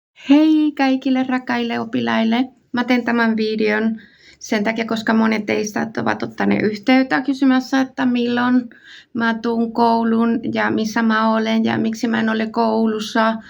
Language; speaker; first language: Finnish; non-native, fluent; Spanish